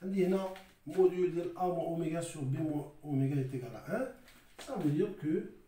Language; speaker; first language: French; non-native, local second language; Arabic